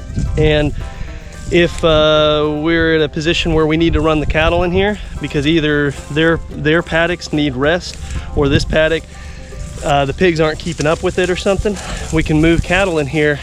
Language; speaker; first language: English; native; English